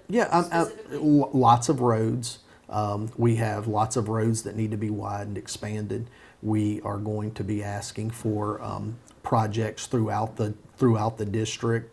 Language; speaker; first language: English; native; English